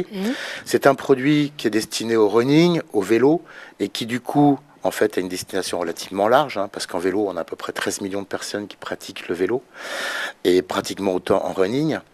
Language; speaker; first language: French; native; French